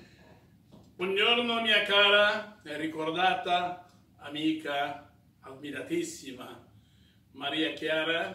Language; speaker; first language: Italian; non-native, fluent; Spanish